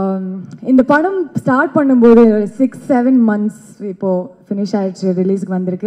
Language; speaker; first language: Tamil; non-native, learner; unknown